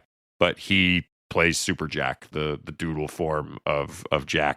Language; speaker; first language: English; native; English